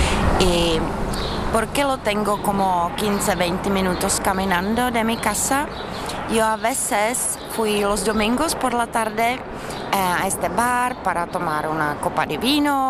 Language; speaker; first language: Spanish; non-native, learner; Czech